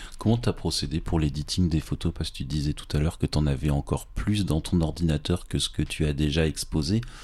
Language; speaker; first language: French; native; French